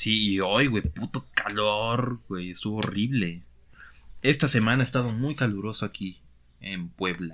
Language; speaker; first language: Spanish; native; Spanish